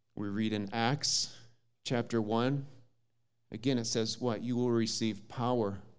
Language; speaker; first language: English; native; English